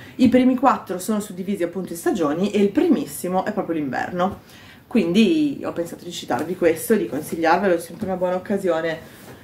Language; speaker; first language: Italian; native; Italian